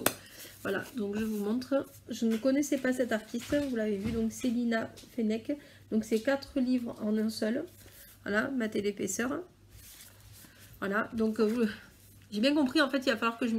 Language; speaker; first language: French; native; French